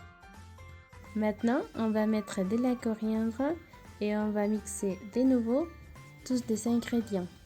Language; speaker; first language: French; non-native, fluent; Spanish